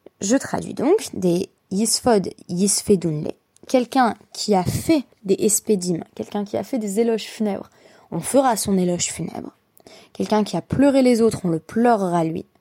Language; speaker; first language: French; native; French